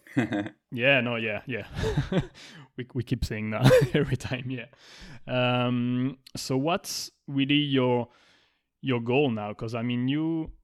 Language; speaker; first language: English; non-native, fluent; Spanish